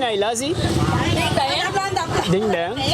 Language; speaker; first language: Vietnamese; non-native, learner; Turkish